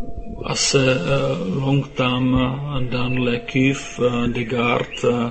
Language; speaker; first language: French; non-native, learner; Czech